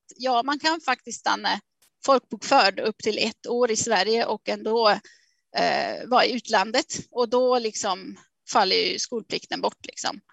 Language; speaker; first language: Swedish; non-native, fluent; Swiss German